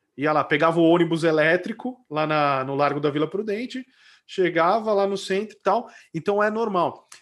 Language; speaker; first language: Portuguese; native; Portuguese